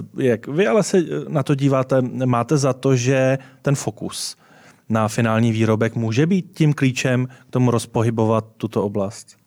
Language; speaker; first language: Czech; native; Czech